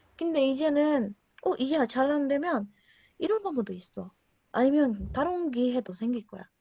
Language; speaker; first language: Korean; non-native, learner; Spanish